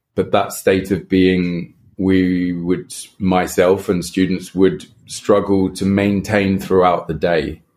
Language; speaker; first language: English; native; English